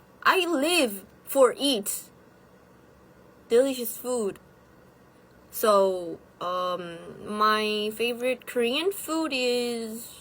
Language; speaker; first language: English; non-native, fluent; Italian